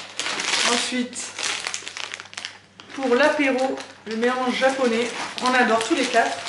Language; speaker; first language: French; native; French